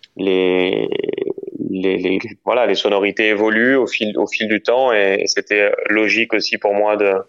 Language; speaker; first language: French; native; French